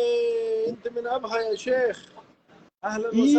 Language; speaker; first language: Arabic; non-native, learner; Pashto